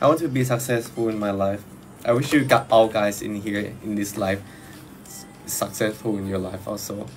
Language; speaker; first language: English; non-native, learner; Thai